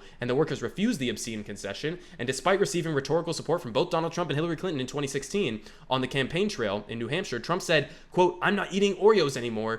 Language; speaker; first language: English; native; English